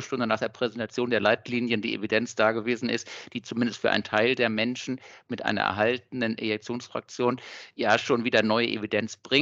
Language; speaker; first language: German; native; German